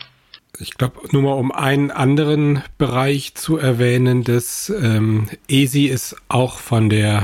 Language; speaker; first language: German; native; German